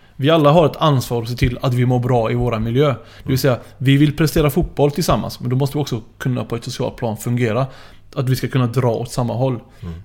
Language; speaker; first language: Swedish; early bilingual, other home language; Arabic